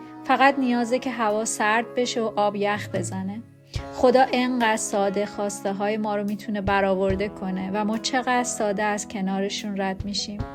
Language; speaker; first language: Persian; native; Persian